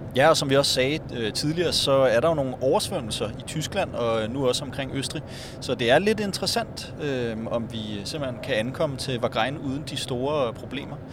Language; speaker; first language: Danish; native; Danish